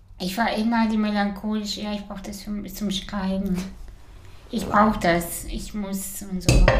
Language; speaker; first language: German; early bilingual, other home language; Russian